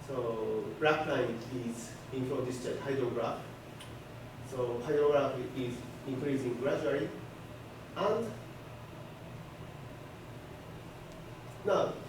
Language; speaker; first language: English; non-native, fluent; Japanese